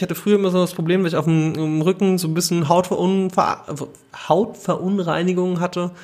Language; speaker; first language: German; native; German